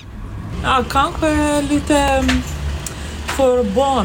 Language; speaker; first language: Swedish; non-native, fluent; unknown